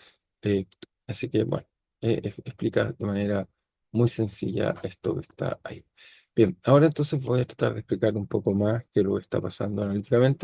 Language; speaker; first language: Spanish; native; Spanish